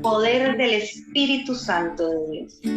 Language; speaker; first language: Spanish; native; Spanish